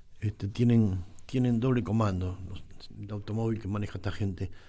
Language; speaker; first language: Spanish; native; Spanish